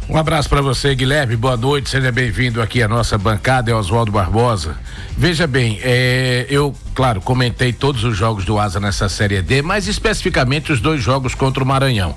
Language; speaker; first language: Portuguese; native; Portuguese